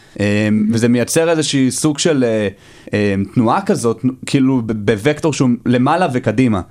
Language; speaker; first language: Hebrew; native; Hebrew